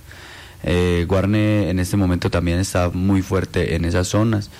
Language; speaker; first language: Spanish; native; Spanish